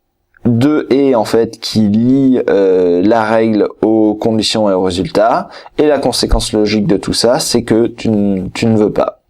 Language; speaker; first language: French; native; French